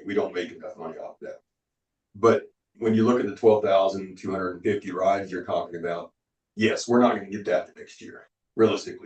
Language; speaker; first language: English; native; English